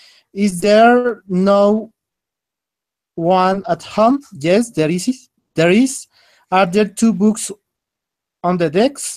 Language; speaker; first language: English; non-native, learner; Spanish